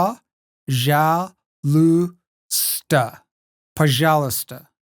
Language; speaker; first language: Russian; non-native, learner; English